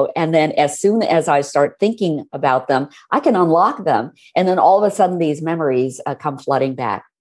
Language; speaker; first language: English; early bilingual, other home language; Hindi